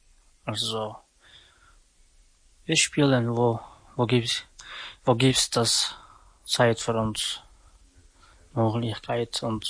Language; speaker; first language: German; non-native, learner; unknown